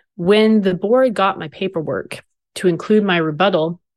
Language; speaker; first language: English; native; English